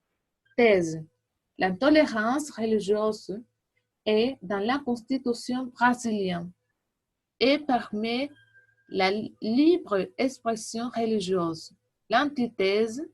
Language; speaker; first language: French; non-native, learner; Portuguese